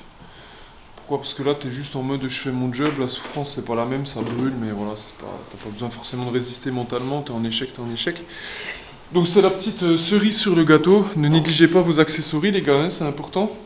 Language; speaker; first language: French; native; French